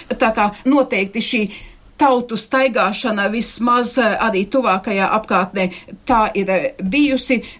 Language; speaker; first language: Latvian; native; Latvian